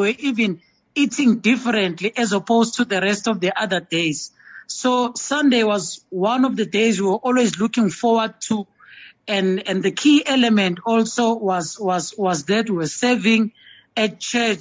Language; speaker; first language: English; non-native, local second language; Zulu